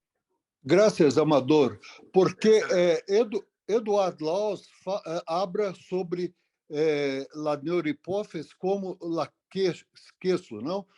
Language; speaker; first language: Portuguese; non-native, learner; Spanish